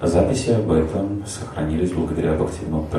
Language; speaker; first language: Russian; native; Russian